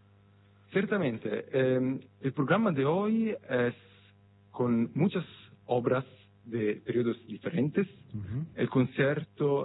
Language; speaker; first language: Spanish; non-native, fluent; Italian